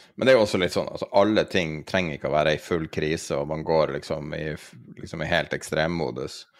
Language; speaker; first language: Norwegian; native; Norwegian